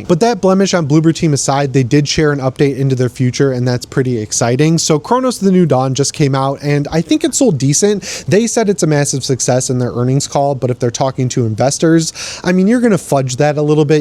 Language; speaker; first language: English; native; English